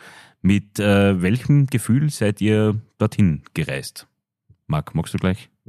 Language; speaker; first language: German; native; German